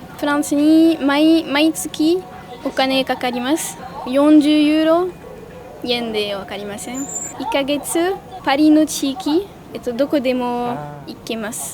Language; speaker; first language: Japanese; non-native, learner; French